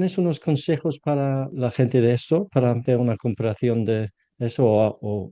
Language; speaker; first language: Spanish; non-native, learner; English